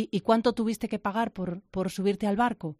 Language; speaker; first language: Spanish; native; Spanish